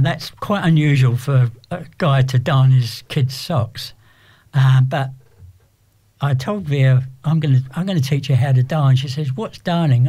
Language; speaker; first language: English; native; English